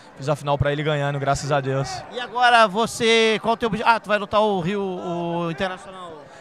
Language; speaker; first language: Portuguese; native; Portuguese